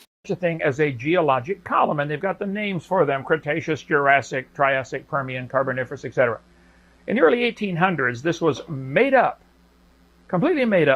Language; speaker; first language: English; native; English